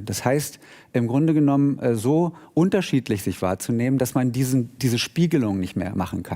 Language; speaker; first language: German; native; German